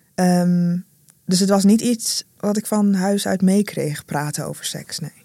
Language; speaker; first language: Dutch; native; Dutch